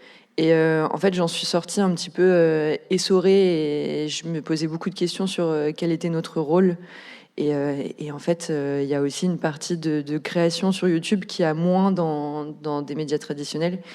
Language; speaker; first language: French; native; French